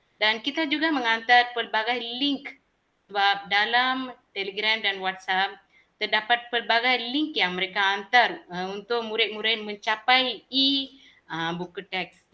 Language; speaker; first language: Malay; non-native, local second language; Tamil